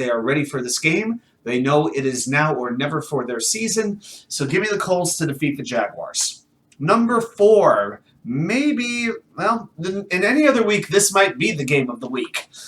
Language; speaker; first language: English; native; English